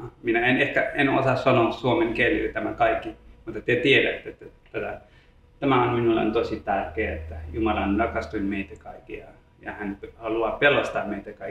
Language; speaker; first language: Finnish; non-native, learner; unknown